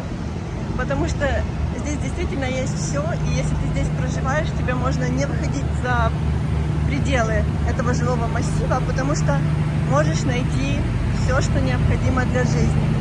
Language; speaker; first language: Russian; native; Russian